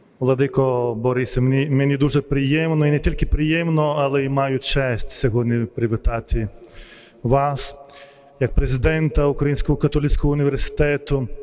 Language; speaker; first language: Ukrainian; non-native, fluent; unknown